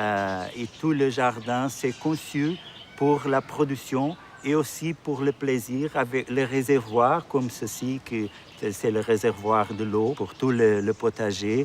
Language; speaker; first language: French; non-native, local second language; Portuguese